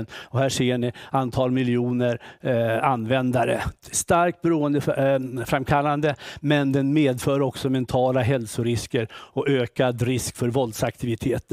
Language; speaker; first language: Swedish; native; Swedish